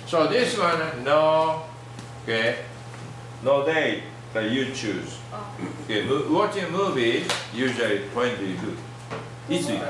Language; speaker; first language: English; non-native, fluent; Japanese